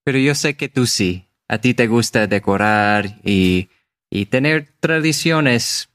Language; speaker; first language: Spanish; non-native, fluent; English